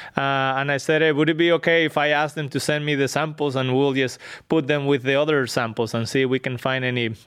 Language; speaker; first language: English; non-native, fluent; Spanish